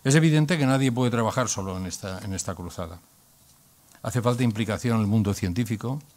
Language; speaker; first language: Spanish; non-native, local second language; Catalan